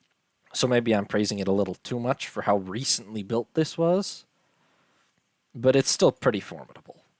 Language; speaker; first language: English; native; English